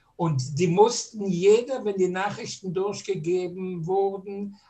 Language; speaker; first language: German; native; German